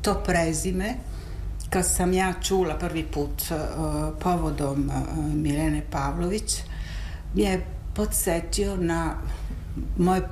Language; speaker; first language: Serbian; non-native, fluent; Italian